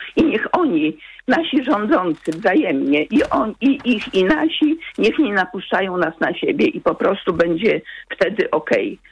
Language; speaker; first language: Polish; native; Polish